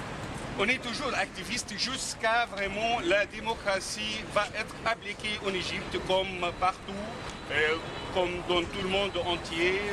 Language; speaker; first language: French; non-native, fluent; Arabic